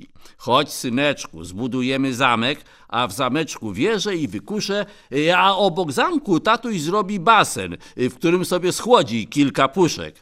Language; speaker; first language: Polish; native; Polish